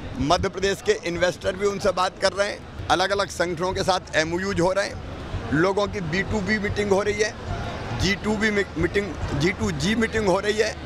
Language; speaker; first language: Hindi; native; Hindi